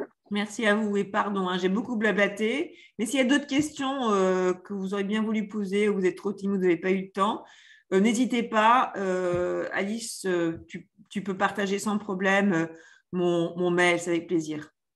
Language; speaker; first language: French; early bilingual, heritage; French